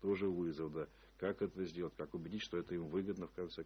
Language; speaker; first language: Russian; native; Russian